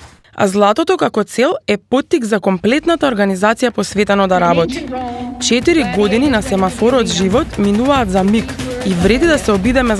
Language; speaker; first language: Macedonian; native; Macedonian